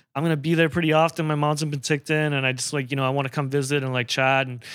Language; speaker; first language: English; native; English